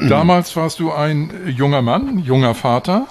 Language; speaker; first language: German; native; German